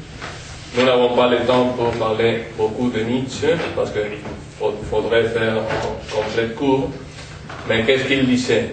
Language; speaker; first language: French; non-native, fluent; Spanish